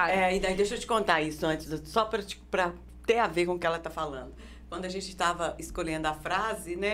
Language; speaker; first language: Portuguese; native; Portuguese